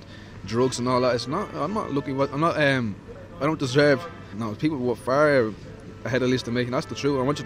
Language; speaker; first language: English; native; English